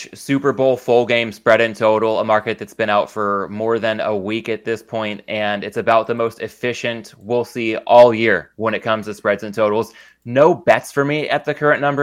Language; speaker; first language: English; native; English